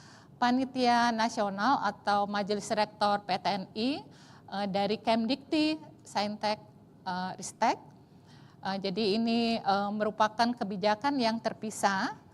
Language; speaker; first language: Indonesian; native; Indonesian